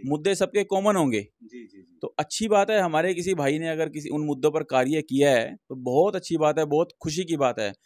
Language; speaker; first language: Hindi; native; Hindi